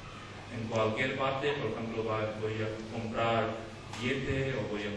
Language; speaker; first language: Spanish; non-native, learner; Urdu